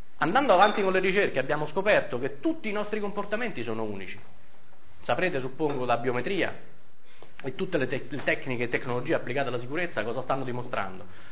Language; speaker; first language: Italian; native; Italian